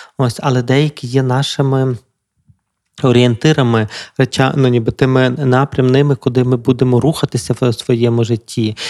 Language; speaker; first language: Ukrainian; native; Ukrainian